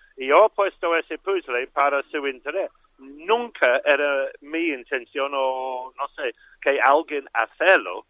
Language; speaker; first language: Spanish; non-native, fluent; English